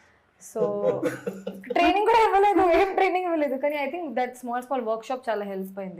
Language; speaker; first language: Telugu; non-native, fluent; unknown